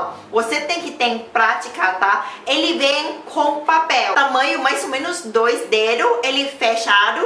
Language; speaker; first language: Portuguese; non-native, learner; Thai